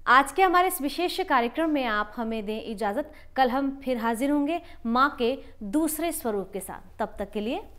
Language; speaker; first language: Hindi; native; Hindi